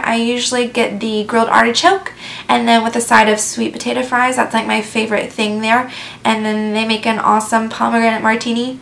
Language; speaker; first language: English; native; English